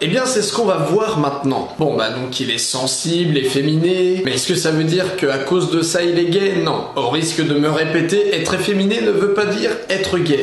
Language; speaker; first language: French; native; French